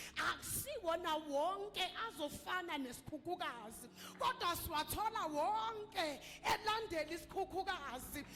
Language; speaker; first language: Zulu; native; Zulu